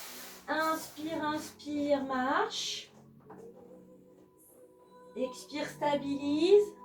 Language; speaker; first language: French; native; French